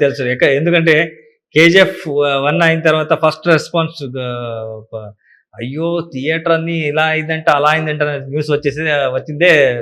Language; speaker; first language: Telugu; non-native, learner; Kannada